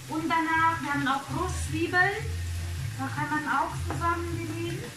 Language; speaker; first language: German; non-native, learner; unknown